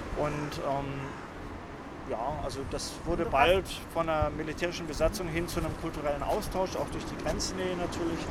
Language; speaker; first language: German; native; German